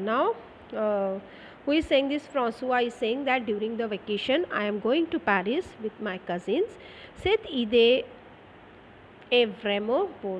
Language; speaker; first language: English; non-native, local second language; Marathi